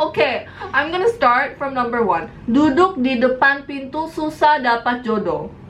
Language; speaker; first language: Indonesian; early bilingual, other home language; Korean